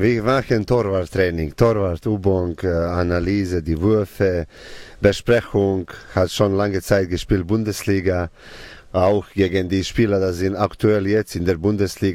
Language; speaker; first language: German; non-native, fluent; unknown